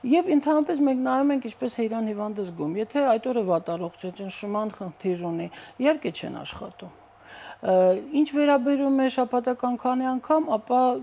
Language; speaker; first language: Armenian; native; Armenian